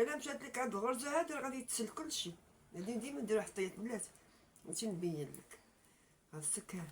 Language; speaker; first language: Arabic; native; Arabic